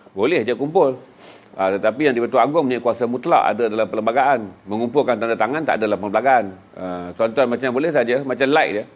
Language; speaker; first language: Malay; native; Malay